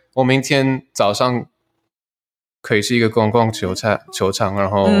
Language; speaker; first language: Chinese; non-native, fluent; German